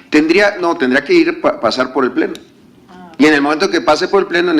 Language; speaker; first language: Spanish; native; Spanish